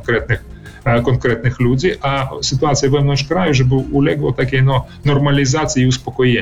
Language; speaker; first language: Polish; early bilingual, heritage; Polish